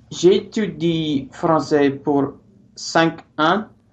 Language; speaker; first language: French; non-native, learner; English